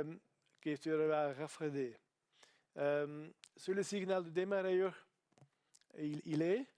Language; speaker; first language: French; non-native, learner; Italian